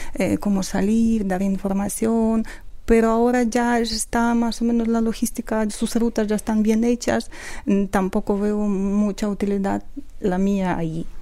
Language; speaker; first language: Spanish; non-native, fluent; Ukrainian